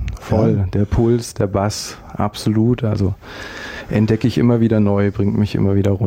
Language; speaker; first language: German; native; German